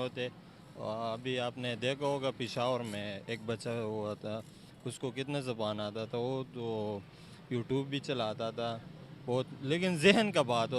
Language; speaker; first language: Hindi; non-native, local second language; Pashto